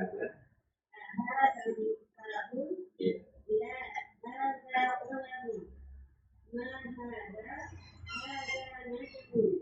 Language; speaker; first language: Arabic; non-native, learner; Indonesian